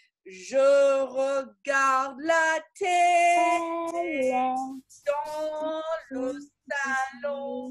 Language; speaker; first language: French; non-native, fluent; English